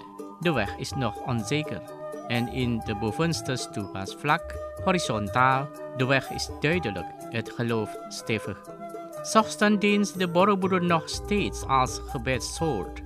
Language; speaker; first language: Dutch; non-native, fluent; Indonesian